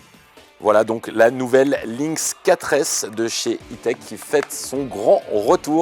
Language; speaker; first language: French; native; French